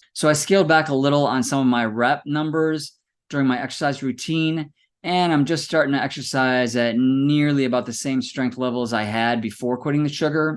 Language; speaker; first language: English; native; English